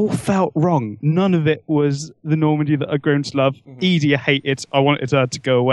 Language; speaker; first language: English; native; English